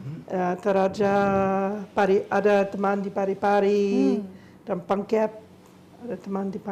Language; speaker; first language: Indonesian; non-native, learner; English